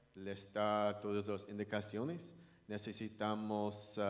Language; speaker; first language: Spanish; non-native, learner; English